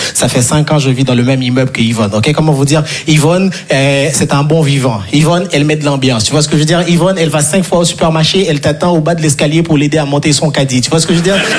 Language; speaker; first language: French; non-native, local second language; Haitian Creole